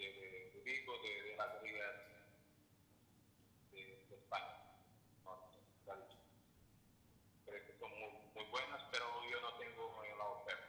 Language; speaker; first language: Spanish; non-native, learner; Portuguese